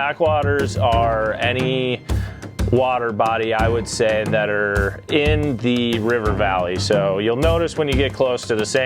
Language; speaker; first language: English; native; English